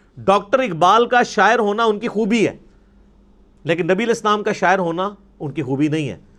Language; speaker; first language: Urdu; non-native, local second language; Punjabi